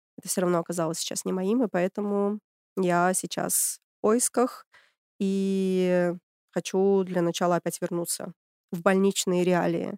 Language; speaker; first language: Russian; native; Russian